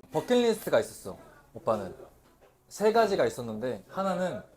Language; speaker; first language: Korean; native; Korean